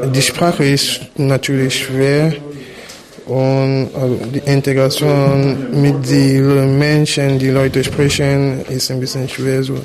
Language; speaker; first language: German; non-native, learner; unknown